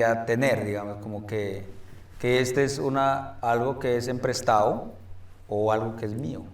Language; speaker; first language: Spanish; native; Spanish